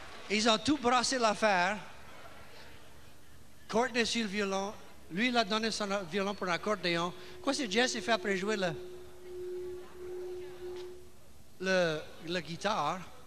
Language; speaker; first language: French; early bilingual, heritage; French